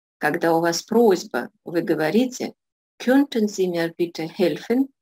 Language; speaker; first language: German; non-native, fluent; Russian